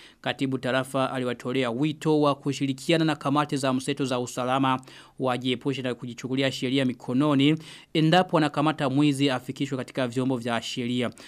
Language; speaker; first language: Swahili; non-native, local second language; Rundi